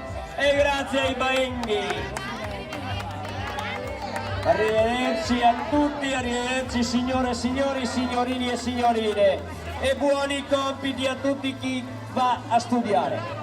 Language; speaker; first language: Italian; native; Italian